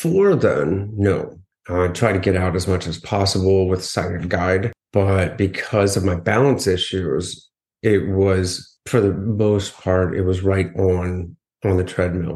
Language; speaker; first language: English; native; English